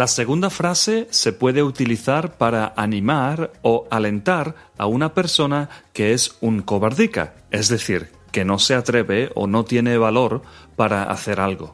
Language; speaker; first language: Spanish; native; Spanish